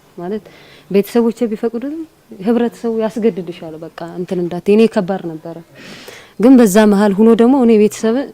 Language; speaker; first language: Amharic; native; Amharic